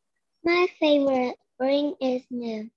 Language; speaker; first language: English; non-native, learner; Vietnamese